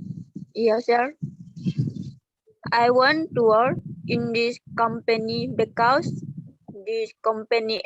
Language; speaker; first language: English; non-native, learner; Indonesian